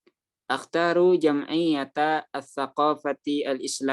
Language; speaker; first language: Arabic; non-native, fluent; Indonesian